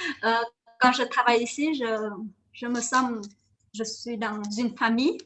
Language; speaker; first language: French; non-native, learner; Vietnamese